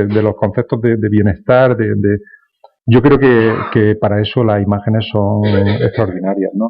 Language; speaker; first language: Spanish; native; Spanish